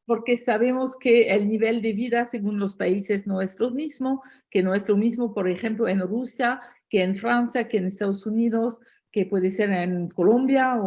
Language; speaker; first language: Spanish; non-native, fluent; French